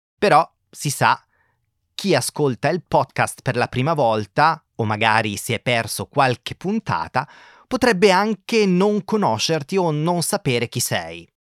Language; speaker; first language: Italian; native; Italian